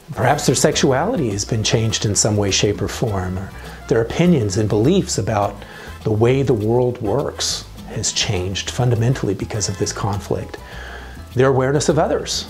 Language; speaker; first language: English; native; English